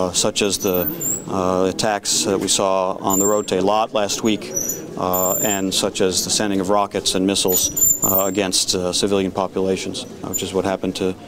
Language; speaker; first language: English; native; English